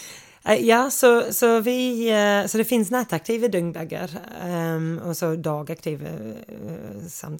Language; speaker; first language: Swedish; non-native, fluent; English